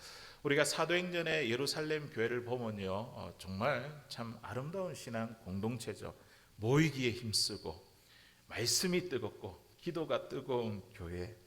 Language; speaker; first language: Korean; native; Korean